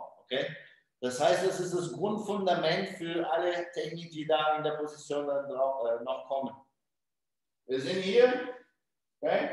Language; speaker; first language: German; non-native, fluent; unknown